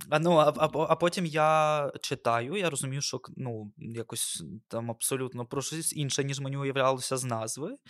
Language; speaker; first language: Ukrainian; non-native, local second language; Russian